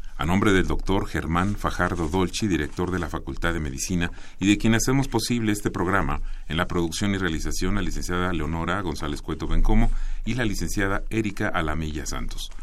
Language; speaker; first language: Spanish; native; Spanish